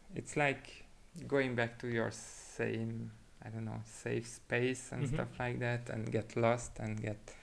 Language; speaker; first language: English; non-native, fluent; Hungarian